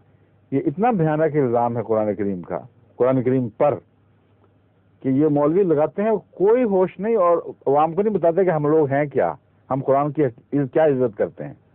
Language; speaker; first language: Urdu; native; Urdu